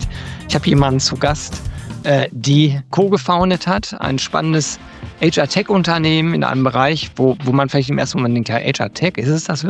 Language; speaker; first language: German; native; German